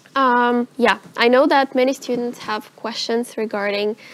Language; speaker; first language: English; non-native, fluent; Russian